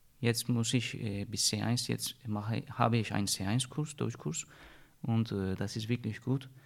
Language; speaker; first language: German; non-native, learner; Turkish